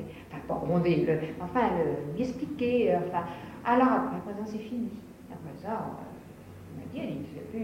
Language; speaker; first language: French; native; French